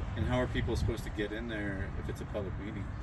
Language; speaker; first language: English; native; English